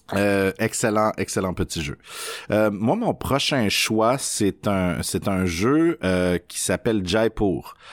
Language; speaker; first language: French; native; French